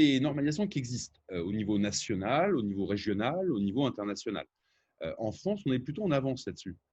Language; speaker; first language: French; native; French